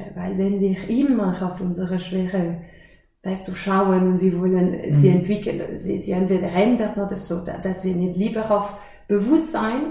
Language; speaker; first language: German; non-native, fluent; French